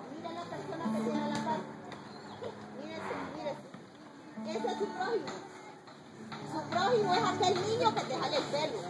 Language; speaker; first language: Spanish; native; Spanish